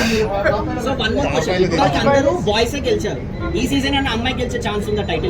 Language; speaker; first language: Telugu; native; Telugu